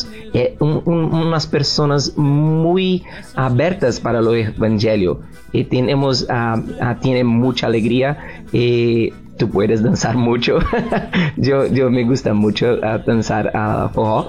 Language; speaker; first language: Spanish; non-native, learner; Portuguese